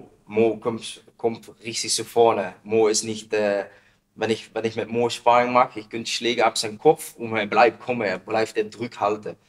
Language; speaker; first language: German; non-native, learner; Dutch